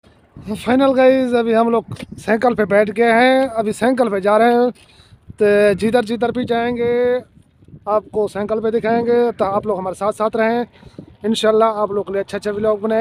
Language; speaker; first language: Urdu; non-native, local second language; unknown